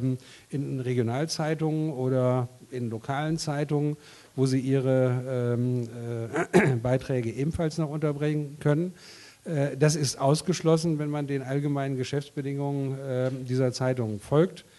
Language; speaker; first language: German; native; German